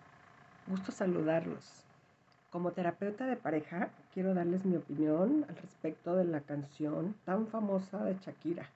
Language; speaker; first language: Spanish; native; Spanish